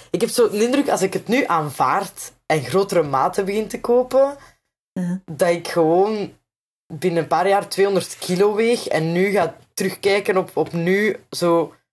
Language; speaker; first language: Dutch; native; Dutch